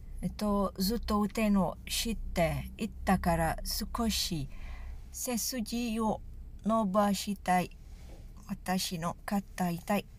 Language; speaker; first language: Japanese; non-native, learner; Malay